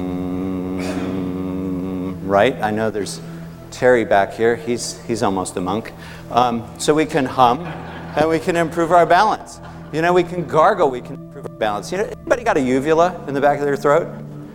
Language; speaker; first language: English; native; English